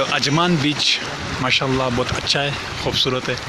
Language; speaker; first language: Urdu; non-native, local second language; Pashto